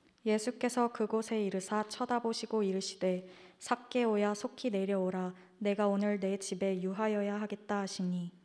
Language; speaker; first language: Korean; native; Korean